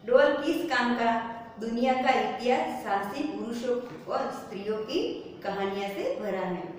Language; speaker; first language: Hindi; non-native, local second language; Gujarati